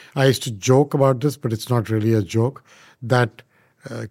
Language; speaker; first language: English; non-native, local second language; Punjabi